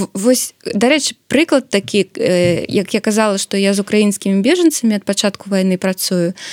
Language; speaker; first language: Belarusian; non-native, local second language; Russian